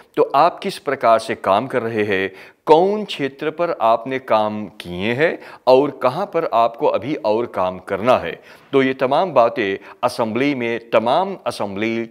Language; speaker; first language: Hindi; early bilingual, heritage; Hindi